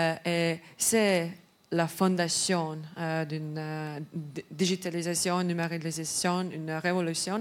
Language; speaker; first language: French; non-native, learner; Estonian